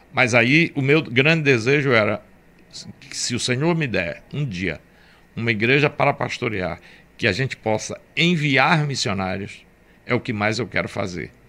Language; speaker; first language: Portuguese; native; Portuguese